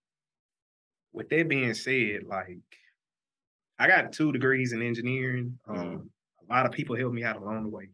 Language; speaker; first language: English; native; English